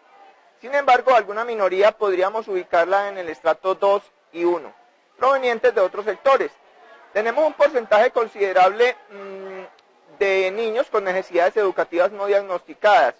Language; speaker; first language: Spanish; native; Spanish